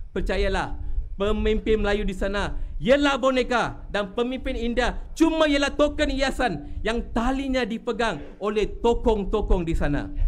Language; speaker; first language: Malay; non-native, local second language; Tamil